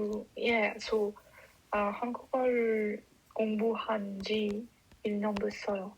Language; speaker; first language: Korean; non-native, learner; English